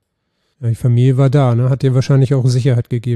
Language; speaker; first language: German; native; German